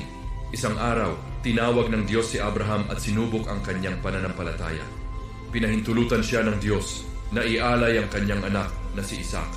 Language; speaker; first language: Filipino; native; Filipino